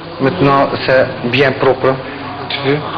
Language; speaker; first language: French; non-native, learner; Turkish